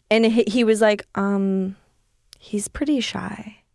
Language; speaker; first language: English; native; English